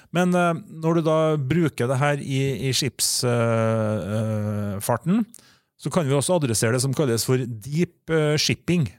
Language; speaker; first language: Norwegian; native; Norwegian